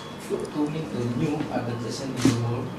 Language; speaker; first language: English; non-native, learner; Indonesian